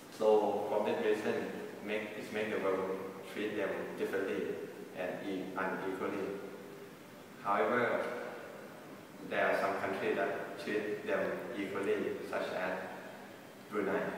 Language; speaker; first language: English; non-native, learner; Thai